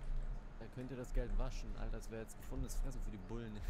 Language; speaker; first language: German; native; German